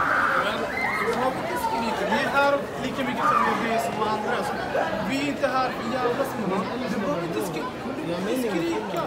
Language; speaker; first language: Swedish; non-native, fluent; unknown